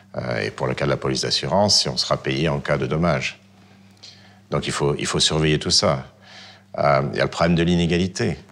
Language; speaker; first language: French; native; French